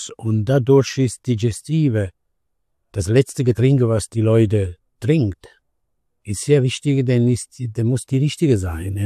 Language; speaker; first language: German; non-native, learner; Italian